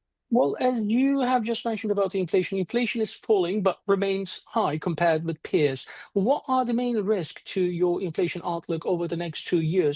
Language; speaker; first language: English; non-native, fluent; Turkish